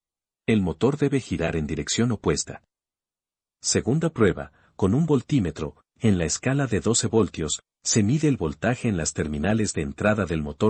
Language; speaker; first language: Spanish; native; Spanish